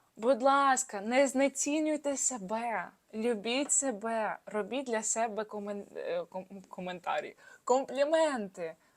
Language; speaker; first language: Ukrainian; non-native, local second language; Russian